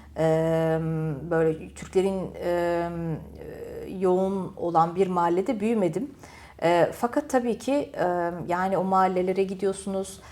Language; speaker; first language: Turkish; early bilingual, heritage; Turkish